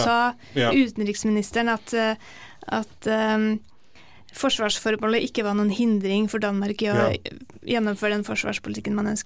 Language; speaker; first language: Norwegian; native; Norwegian